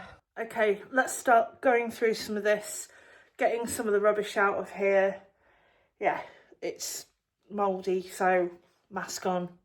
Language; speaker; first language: English; native; English